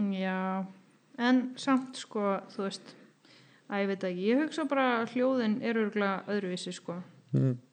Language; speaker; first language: Icelandic; non-native, fluent; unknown